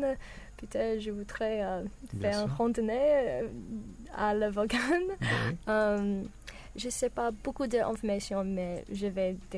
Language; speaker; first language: French; non-native, learner; English